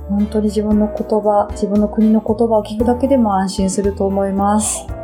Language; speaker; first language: Japanese; native; Japanese